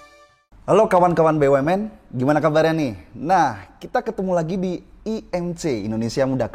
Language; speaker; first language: Indonesian; native; Indonesian